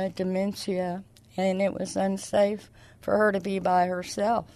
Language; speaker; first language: English; native; English